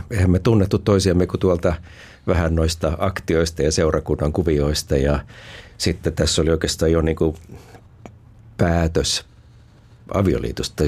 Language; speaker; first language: Finnish; native; Finnish